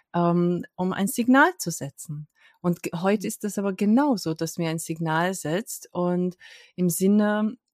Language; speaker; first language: German; non-native, fluent; Hungarian